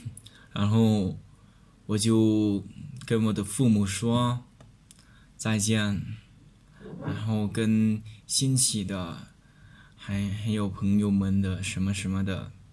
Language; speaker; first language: Chinese; non-native, learner; Lao